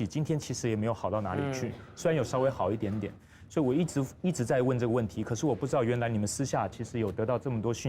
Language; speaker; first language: Chinese; native; Chinese